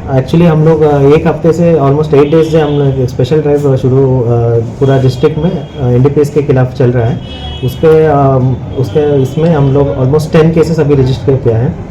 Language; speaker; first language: Hindi; non-native, local second language; Bangla